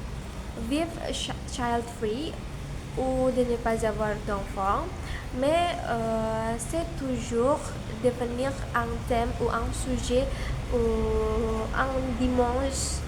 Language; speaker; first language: French; non-native, learner; Indonesian